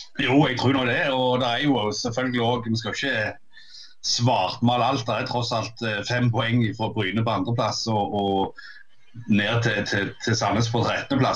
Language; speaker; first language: Norwegian; native; Norwegian